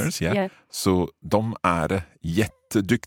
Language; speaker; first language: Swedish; non-native, learner; English